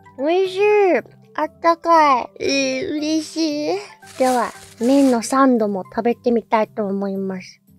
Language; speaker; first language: Japanese; non-native, learner; English